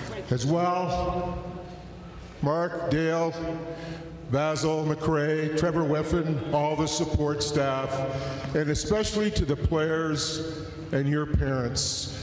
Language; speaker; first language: English; native; English